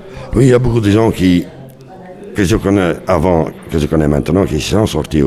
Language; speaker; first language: French; non-native, local second language; Dutch